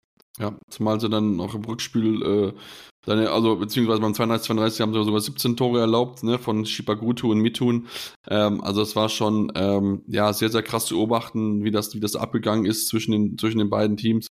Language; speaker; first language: German; native; German